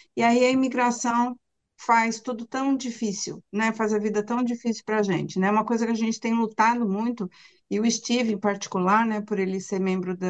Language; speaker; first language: Portuguese; native; Portuguese